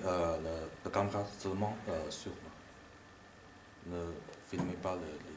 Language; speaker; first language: French; non-native, learner; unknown